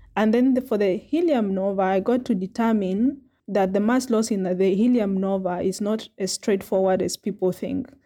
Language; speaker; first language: English; non-native, local second language; Kamba